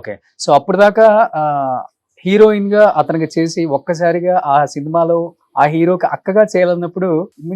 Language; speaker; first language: Telugu; native; Telugu